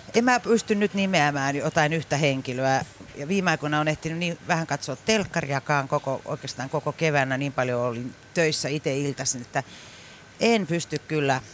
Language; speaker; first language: Finnish; native; Finnish